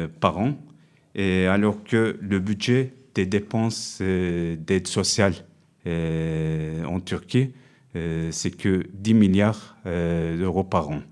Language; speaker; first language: French; non-native, fluent; Turkish